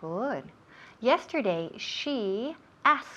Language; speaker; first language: English; non-native, fluent; Spanish